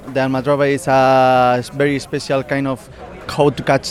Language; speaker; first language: English; non-native, fluent; Spanish